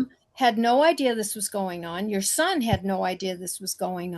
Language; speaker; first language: English; native; English